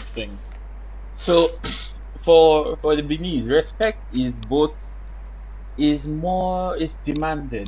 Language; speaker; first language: English; non-native, local second language; Bini